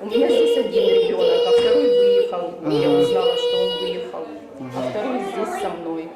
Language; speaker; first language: Russian; native; Russian